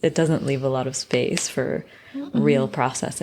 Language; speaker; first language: English; native; English